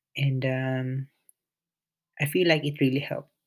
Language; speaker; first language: English; non-native, local second language; Filipino